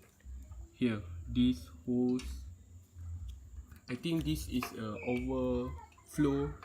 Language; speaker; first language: English; non-native, local second language; Malay